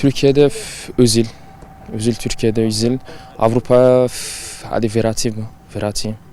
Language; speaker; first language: Turkish; early bilingual, heritage; Turkish